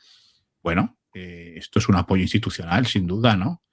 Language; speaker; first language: Spanish; native; Spanish